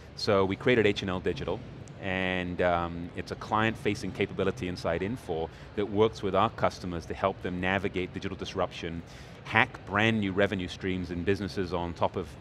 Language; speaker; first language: English; native; English